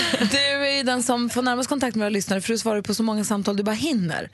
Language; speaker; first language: Swedish; native; Swedish